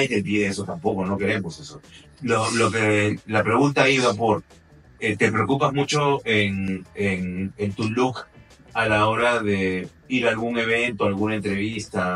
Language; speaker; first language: Spanish; native; Spanish